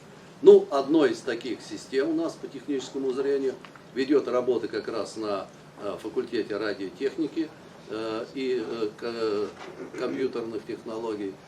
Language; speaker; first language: Russian; native; Russian